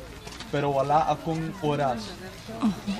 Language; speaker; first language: Filipino; non-native, learner; Dutch